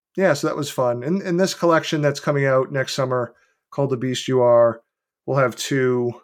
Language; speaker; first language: English; native; English